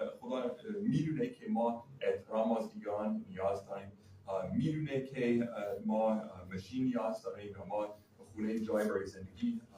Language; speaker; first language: Persian; non-native, fluent; English